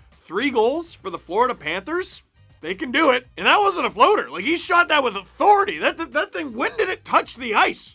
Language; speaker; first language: English; native; English